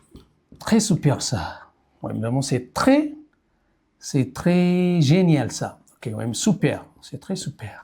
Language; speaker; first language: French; non-native, fluent; Amharic